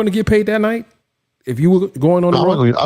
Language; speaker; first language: English; native; English